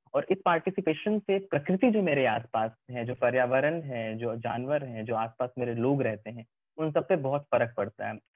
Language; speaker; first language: Hindi; native; Hindi